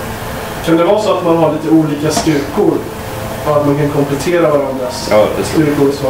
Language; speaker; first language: Swedish; native; Swedish